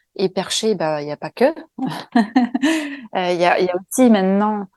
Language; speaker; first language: French; native; French